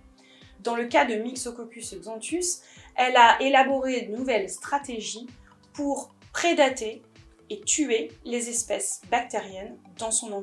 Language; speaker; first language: French; native; French